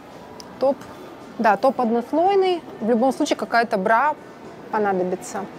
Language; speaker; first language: Russian; native; Russian